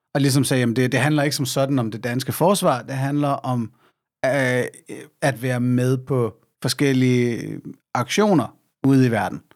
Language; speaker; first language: Danish; native; Danish